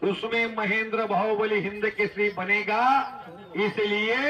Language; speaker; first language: Hindi; non-native, local second language; Marathi